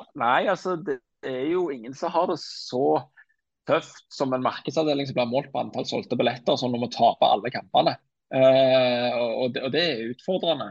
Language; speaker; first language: Norwegian; native; Norwegian